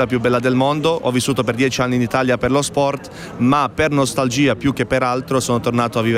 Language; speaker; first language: Italian; non-native, fluent; Bosnian